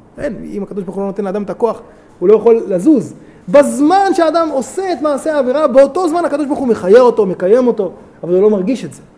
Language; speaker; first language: Hebrew; native; Hebrew